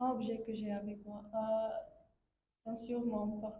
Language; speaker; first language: French; non-native, fluent; English